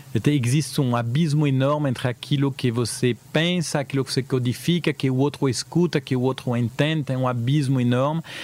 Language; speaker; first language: Portuguese; early bilingual, heritage; Portuguese